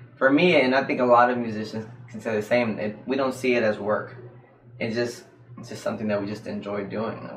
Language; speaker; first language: English; native; English